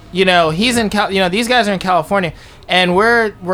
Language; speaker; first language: English; non-native, fluent; French